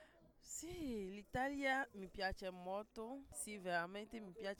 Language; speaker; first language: Italian; non-native, learner; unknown